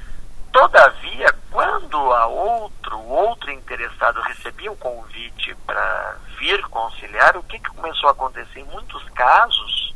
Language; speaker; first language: Portuguese; native; Portuguese